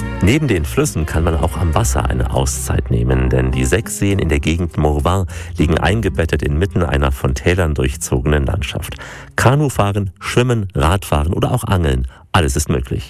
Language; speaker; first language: German; native; German